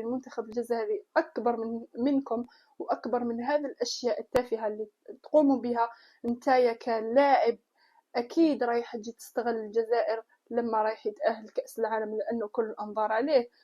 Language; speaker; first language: Arabic; native; Arabic